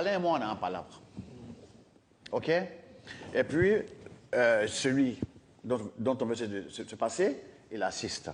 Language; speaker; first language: French; non-native, local second language; Dyula